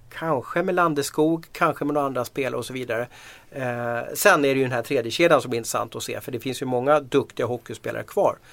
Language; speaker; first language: Swedish; native; Swedish